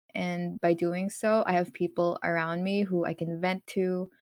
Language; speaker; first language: English; non-native, local second language; Filipino